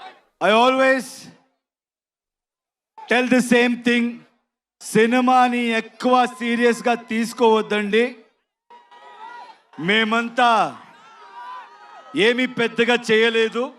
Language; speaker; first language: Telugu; non-native, learner; Kannada